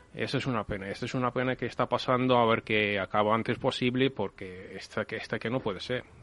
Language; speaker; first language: Spanish; non-native, fluent; Ukrainian